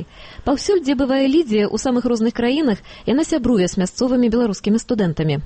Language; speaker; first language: Belarusian; native; Belarusian